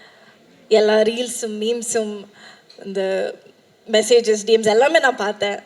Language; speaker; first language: Tamil; native; Tamil